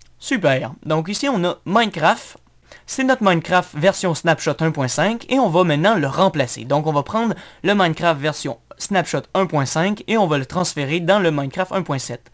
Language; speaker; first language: French; native; French